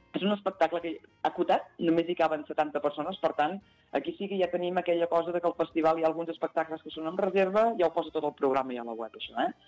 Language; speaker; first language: Catalan; native; Catalan